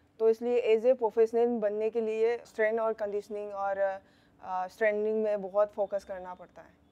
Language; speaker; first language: Hindi; non-native, local second language; Manipuri